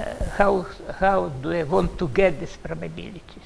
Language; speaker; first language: English; non-native, fluent; Russian